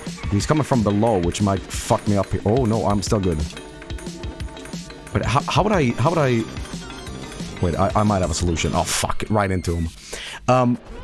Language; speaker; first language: English; non-native, fluent; Swedish